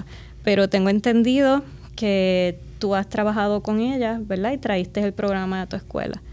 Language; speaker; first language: Spanish; native; Spanish